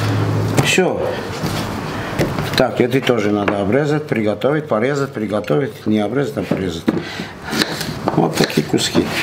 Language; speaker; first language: Russian; non-native, fluent; Armenian